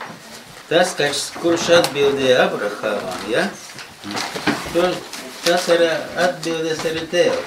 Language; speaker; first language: Latvian; non-native, local second language; Russian